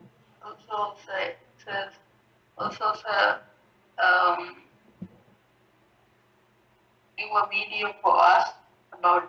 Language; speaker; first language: English; non-native, learner; Sinhala